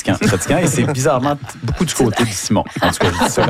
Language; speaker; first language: French; native; French